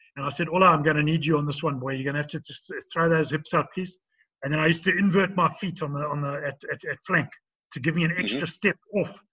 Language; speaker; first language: English; native; English